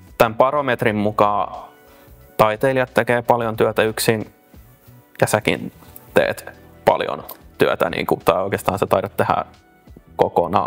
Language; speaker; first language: Finnish; native; Finnish